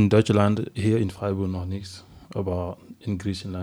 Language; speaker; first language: German; non-native, learner; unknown